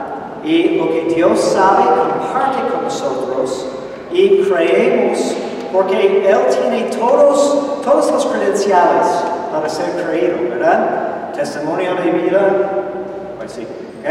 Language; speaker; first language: Spanish; non-native, fluent; English